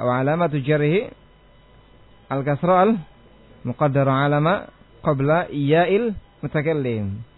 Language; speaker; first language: Arabic; non-native, fluent; Indonesian